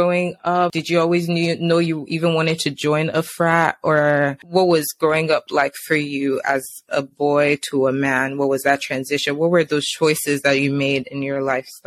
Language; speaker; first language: English; non-native, local second language; Yoruba